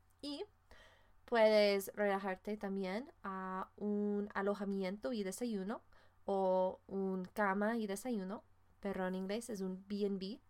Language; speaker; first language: Spanish; non-native, fluent; English